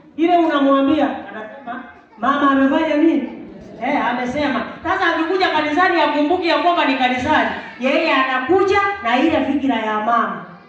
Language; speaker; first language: Swahili; non-native, local second language; Gusii